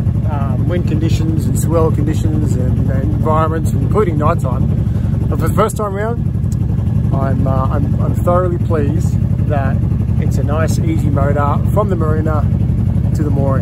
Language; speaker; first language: English; native; English